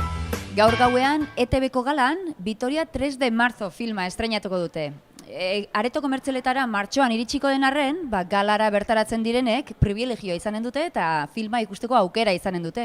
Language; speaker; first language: Basque; native; Basque